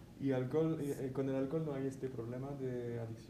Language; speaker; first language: Spanish; non-native, learner; French